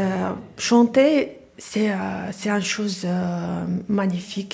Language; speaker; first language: French; non-native, learner; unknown